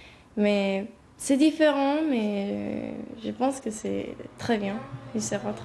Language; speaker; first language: French; non-native, learner; Spanish